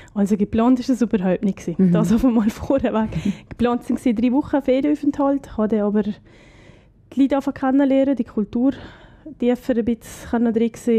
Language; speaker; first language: German; native; German